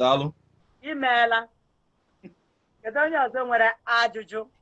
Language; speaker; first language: Igbo; native; Igbo